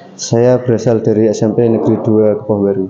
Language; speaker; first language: Indonesian; non-native, local second language; Javanese